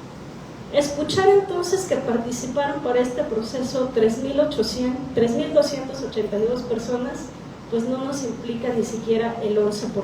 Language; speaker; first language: Spanish; native; Spanish